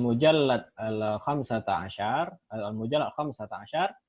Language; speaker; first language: Arabic; non-native, fluent; Indonesian